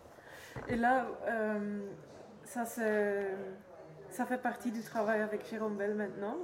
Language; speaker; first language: French; non-native, learner; Dutch